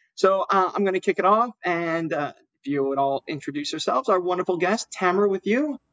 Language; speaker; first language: English; native; English